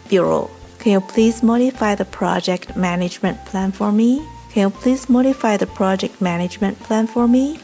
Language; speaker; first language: English; non-native, fluent; Chinese